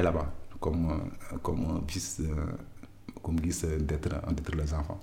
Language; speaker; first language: French; non-native, local second language; Wolof